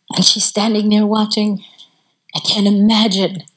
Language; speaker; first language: English; native; English